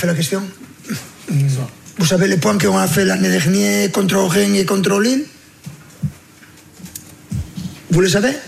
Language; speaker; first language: French; non-native, fluent; Spanish